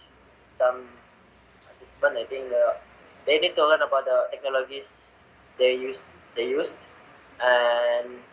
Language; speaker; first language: English; non-native, learner; Indonesian